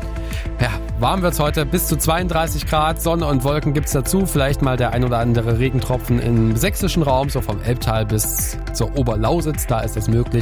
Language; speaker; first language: German; native; German